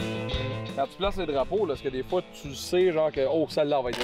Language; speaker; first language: French; native; French